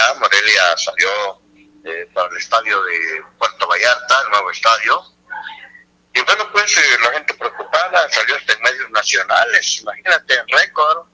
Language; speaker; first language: Spanish; native; Spanish